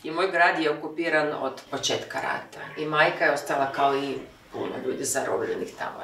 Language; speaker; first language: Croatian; non-native, fluent; Ukrainian